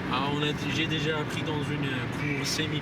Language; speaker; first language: French; non-native, learner; Persian